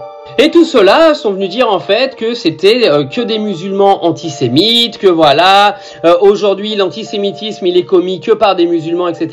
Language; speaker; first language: French; native; French